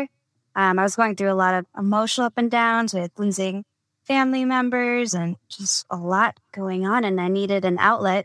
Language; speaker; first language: English; native; English